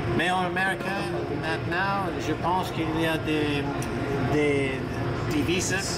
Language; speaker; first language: French; non-native, learner; English